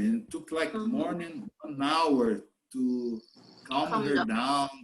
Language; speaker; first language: English; non-native, fluent; Portuguese